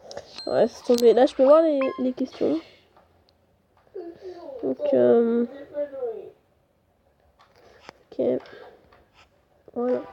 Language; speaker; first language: French; native; French